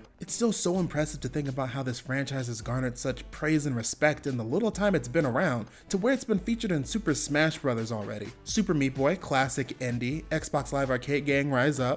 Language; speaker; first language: English; native; English